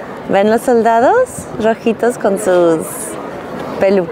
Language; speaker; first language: Spanish; non-native, fluent; English